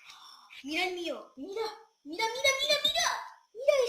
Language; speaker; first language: Spanish; native; Spanish